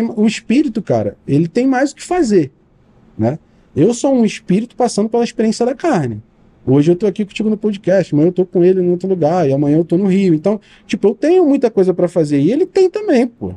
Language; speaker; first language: Portuguese; native; Portuguese